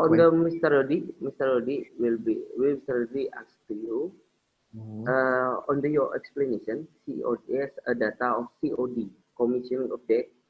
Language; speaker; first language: English; non-native, learner; Indonesian